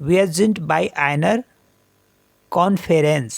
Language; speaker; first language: German; non-native, learner; Hindi